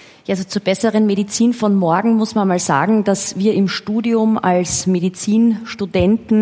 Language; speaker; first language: German; native; German